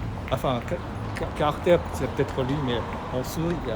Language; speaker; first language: French; non-native, learner; Japanese